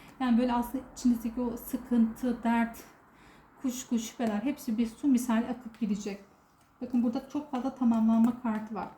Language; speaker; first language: Turkish; native; Turkish